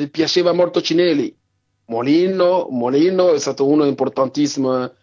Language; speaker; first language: Italian; non-native, learner; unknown